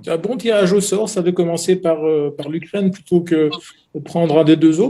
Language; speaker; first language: French; native; French